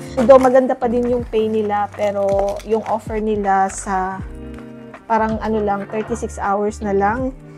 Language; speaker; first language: Filipino; non-native, local second language; Cebuano